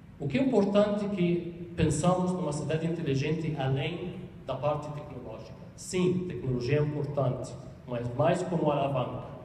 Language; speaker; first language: Portuguese; non-native, fluent; Arabic